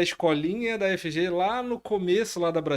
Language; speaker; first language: Portuguese; native; Portuguese